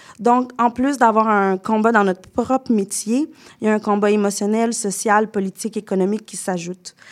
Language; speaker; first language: French; native; French